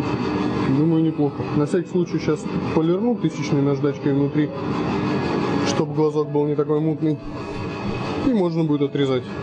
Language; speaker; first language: Russian; native; Russian